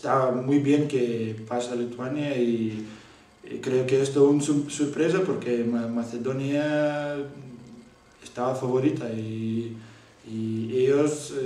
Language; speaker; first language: Spanish; non-native, learner; Lithuanian